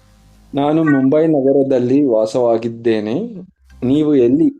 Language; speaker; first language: Kannada; non-native, learner; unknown